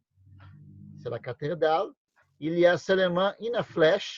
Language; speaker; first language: French; non-native, learner; Portuguese